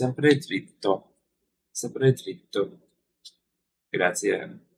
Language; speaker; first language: Italian; non-native, learner; English